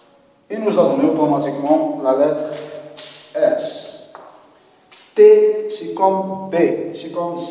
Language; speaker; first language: French; non-native, local second language; Arabic